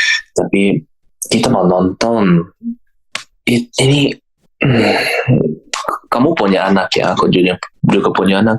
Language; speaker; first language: Indonesian; non-native, learner; English